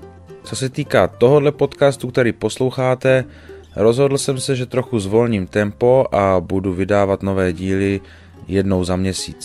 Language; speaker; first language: Czech; native; Czech